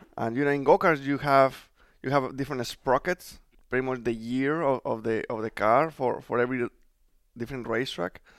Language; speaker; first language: English; non-native, fluent; Spanish